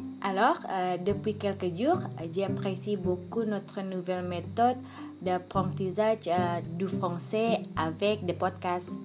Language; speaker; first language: French; non-native, learner; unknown